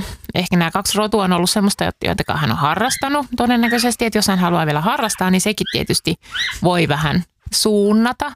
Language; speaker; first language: Finnish; native; Finnish